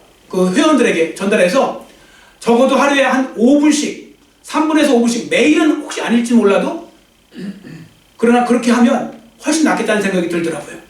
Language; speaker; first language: Korean; native; Korean